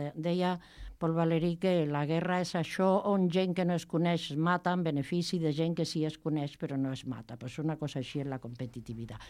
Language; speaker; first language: Catalan; non-native, local second language; Spanish